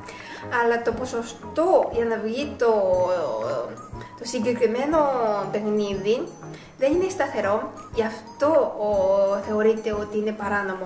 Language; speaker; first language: Greek; non-native, fluent; Japanese